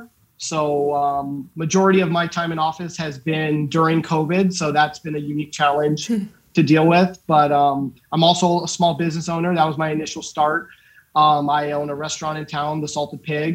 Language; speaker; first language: English; native; English